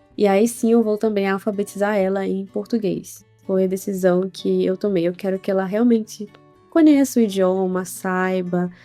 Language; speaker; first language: Portuguese; native; Portuguese